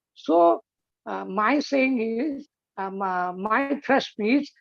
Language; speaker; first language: English; non-native, local second language; Hindi